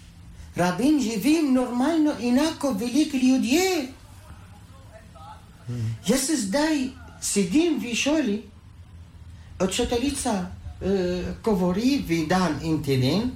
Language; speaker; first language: Slovenian; non-native, learner; Arabic